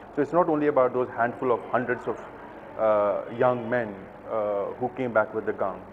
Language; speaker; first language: English; non-native, local second language; Kashmiri